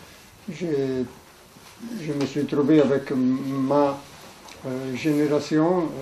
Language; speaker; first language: French; non-native, fluent; Italian